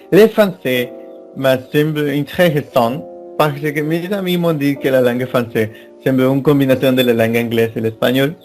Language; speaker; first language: French; non-native, learner; Spanish